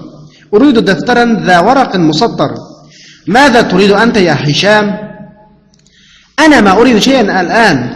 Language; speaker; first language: Arabic; non-native, fluent; Uyghur